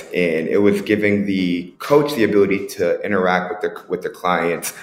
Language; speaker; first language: English; native; English